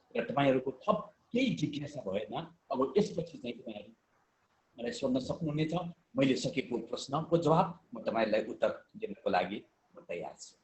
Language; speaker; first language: Nepali; non-native, local second language; Newari